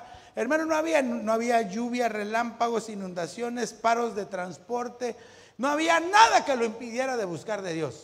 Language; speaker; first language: Spanish; native; Spanish